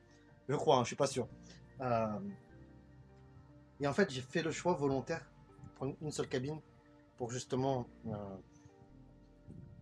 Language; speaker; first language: French; native; French